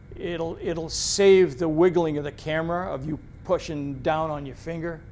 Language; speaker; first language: English; native; English